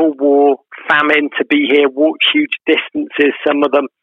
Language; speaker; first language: English; native; English